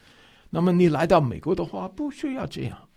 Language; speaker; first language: Chinese; non-native, fluent; English